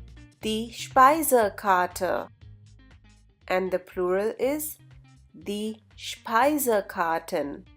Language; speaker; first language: German; non-native, fluent; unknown